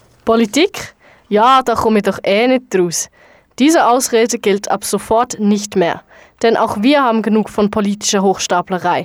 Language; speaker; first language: German; native; German